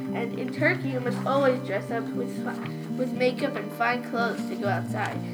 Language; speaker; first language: English; non-native, fluent; Turkish